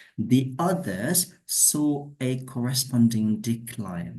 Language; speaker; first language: English; non-native, fluent; Indonesian